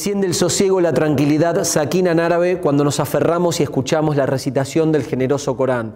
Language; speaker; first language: Spanish; native; Spanish